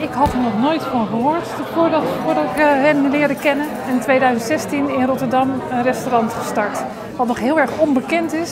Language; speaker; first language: Dutch; native; Dutch